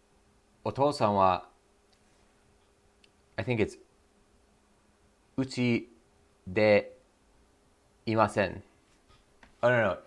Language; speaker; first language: Japanese; non-native, learner; English